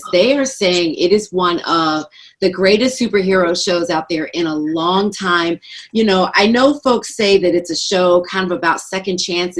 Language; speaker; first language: English; native; English